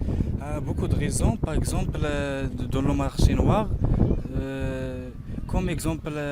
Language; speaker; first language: French; non-native, learner; Arabic